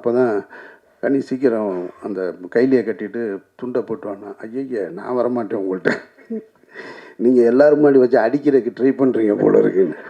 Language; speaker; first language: Tamil; native; Tamil